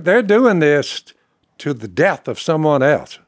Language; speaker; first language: English; native; English